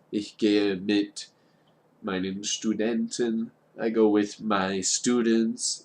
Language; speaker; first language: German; non-native, fluent; English